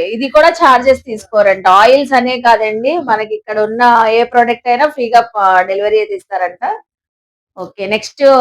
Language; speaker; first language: Telugu; native; Telugu